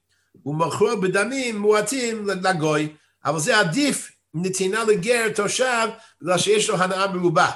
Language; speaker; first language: Hebrew; non-native, fluent; English